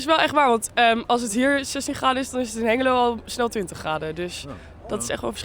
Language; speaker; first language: Dutch; native; Dutch